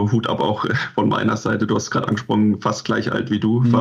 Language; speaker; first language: German; native; German